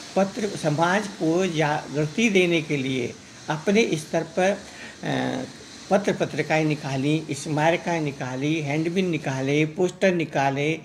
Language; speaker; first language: Hindi; native; Hindi